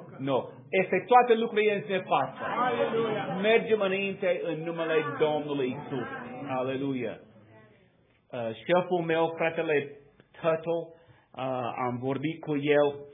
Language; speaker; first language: Romanian; non-native, learner; English